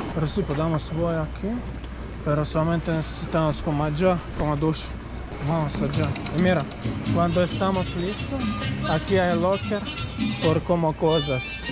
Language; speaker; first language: Spanish; non-native, learner; Croatian